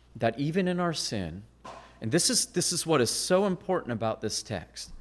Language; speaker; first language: English; native; English